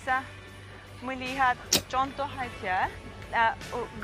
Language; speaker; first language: Indonesian; non-native, fluent; Russian